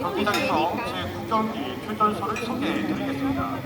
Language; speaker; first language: Korean; native; Korean